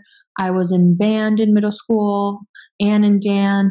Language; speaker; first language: English; early bilingual, other home language; Spanish